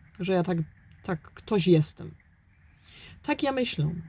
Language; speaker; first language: Polish; early bilingual, heritage; German